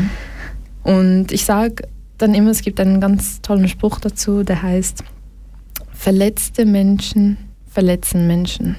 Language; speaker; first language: German; early bilingual, other home language; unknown